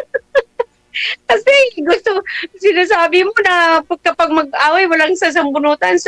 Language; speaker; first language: Filipino; non-native, local second language; Cebuano